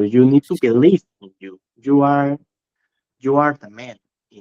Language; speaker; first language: English; non-native, learner; Spanish